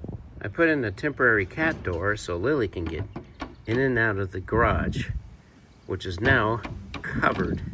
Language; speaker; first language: English; native; English